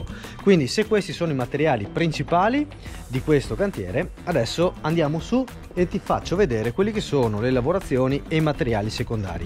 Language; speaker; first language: Italian; native; Italian